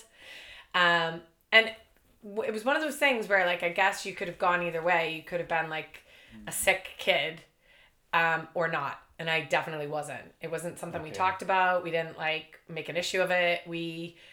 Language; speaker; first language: English; native; English